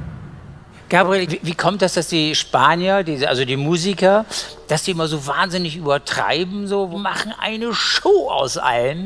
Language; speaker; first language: German; native; German